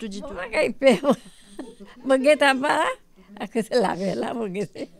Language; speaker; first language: French; non-native, learner; Morisyen